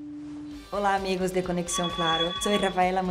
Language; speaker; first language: Spanish; non-native, fluent; Portuguese